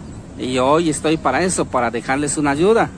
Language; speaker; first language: Spanish; native; Spanish